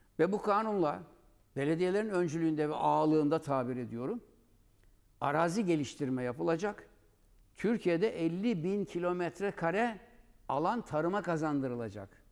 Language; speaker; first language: Turkish; native; Turkish